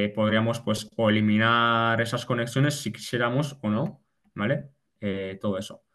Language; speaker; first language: Spanish; native; Spanish